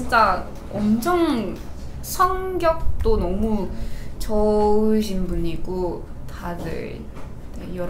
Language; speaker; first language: Korean; non-native, fluent; Japanese